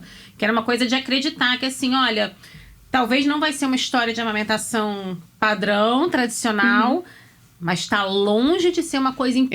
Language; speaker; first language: Portuguese; native; Portuguese